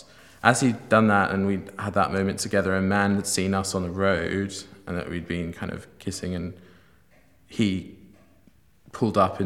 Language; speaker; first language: English; native; English